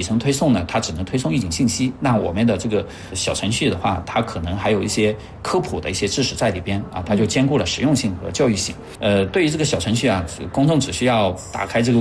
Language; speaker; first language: Chinese; native; Chinese